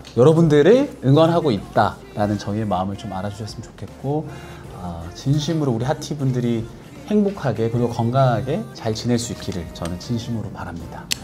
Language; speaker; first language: Korean; native; Korean